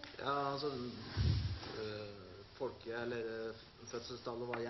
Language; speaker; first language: Norwegian; native; Norwegian